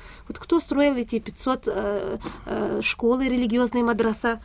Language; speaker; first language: Russian; non-native, fluent; Pashto